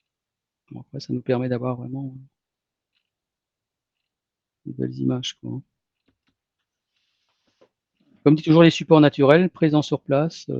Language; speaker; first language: French; native; French